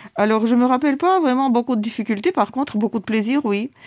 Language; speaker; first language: French; non-native, fluent; Russian